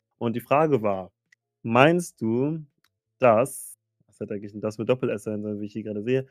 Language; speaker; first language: German; early bilingual, other home language; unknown